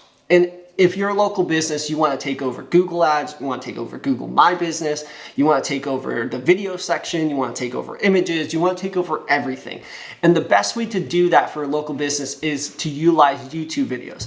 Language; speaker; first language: English; native; English